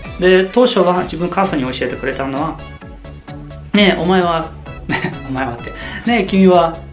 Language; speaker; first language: Japanese; non-native, fluent; German